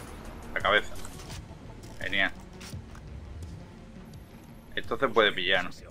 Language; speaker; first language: Spanish; native; Spanish